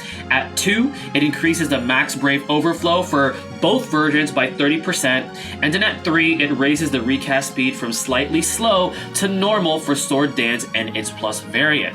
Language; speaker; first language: English; native; English